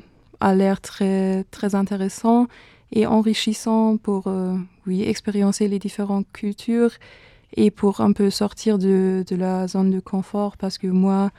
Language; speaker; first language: French; non-native, fluent; German